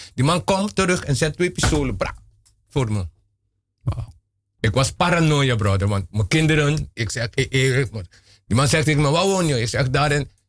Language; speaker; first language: Dutch; non-native, local second language; Papiamento